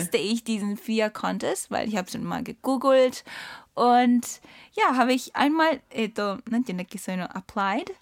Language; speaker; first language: German; non-native, learner; Japanese